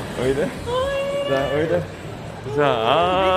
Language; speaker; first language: Japanese; non-native, learner; Korean